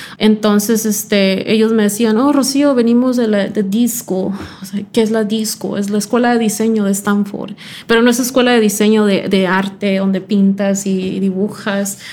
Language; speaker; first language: Spanish; early bilingual, heritage; Spanish